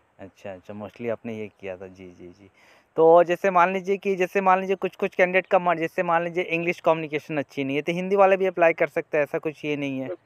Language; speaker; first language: Hindi; native; Hindi